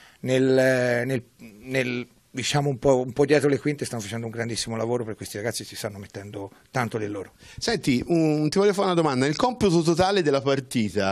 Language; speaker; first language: Italian; native; Italian